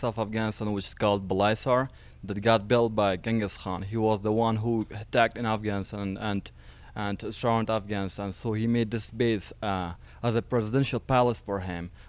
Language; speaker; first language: English; non-native, learner; Persian